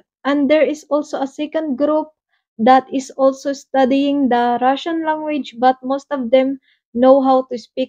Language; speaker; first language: English; non-native, local second language; Waray